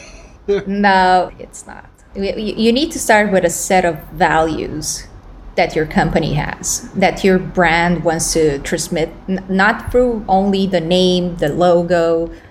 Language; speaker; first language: English; non-native, fluent; Romanian